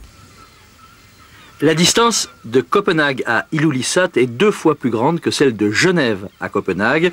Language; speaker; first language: French; native; French